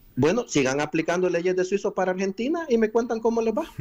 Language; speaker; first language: Spanish; native; Spanish